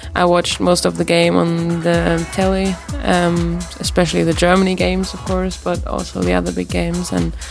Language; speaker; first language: English; non-native, fluent; German